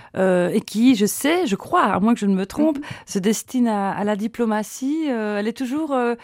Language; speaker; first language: French; native; French